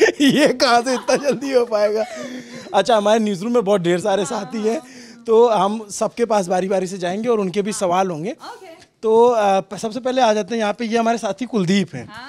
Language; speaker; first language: Hindi; native; Hindi